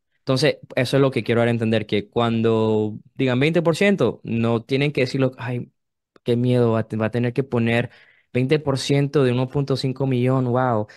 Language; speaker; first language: Spanish; early bilingual, heritage; Spanish